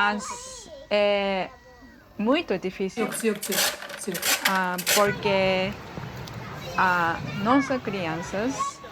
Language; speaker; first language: Portuguese; non-native, learner; Japanese